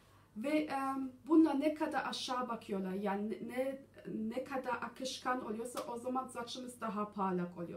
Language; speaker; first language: Turkish; early bilingual, heritage; German